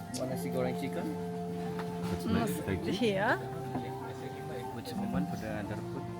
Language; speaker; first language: English; non-native, learner; Turkish